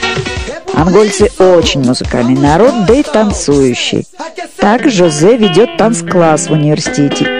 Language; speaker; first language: Russian; native; Russian